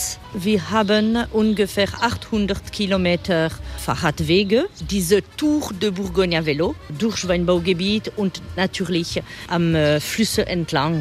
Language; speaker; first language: German; non-native, fluent; French